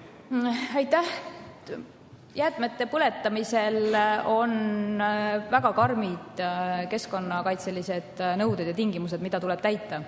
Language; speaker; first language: Estonian; native; Estonian